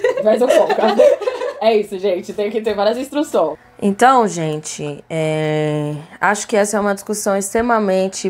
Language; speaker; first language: Portuguese; native; Portuguese